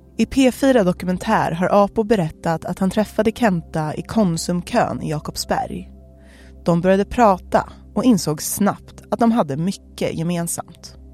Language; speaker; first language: Swedish; native; Swedish